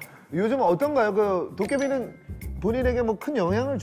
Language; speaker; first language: Korean; native; Korean